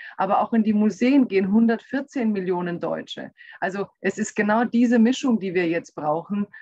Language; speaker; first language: German; early bilingual, other home language; Croatian